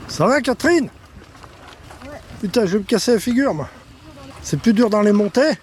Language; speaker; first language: French; native; French